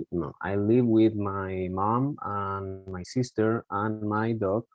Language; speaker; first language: English; non-native, learner; Spanish